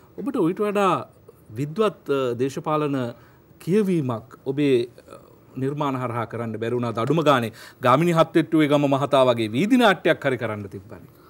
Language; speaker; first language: Sinhala; native; Sinhala